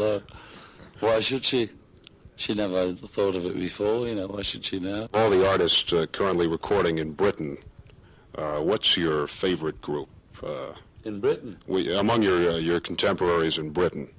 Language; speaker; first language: English; native; English